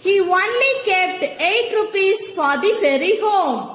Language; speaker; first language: English; non-native, local second language; Tamil